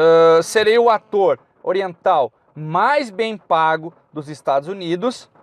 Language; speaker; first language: Portuguese; native; Portuguese